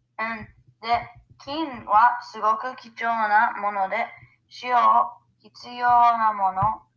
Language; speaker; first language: Japanese; non-native, learner; English